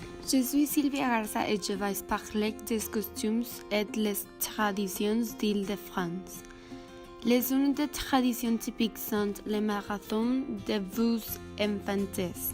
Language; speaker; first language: French; non-native, learner; Spanish